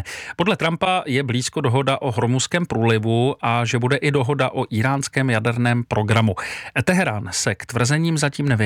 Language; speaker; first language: Czech; native; Czech